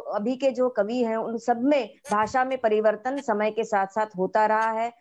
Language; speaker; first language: Hindi; non-native, local second language; Marathi